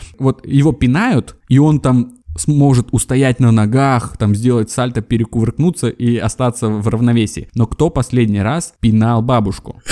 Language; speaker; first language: Russian; native; Russian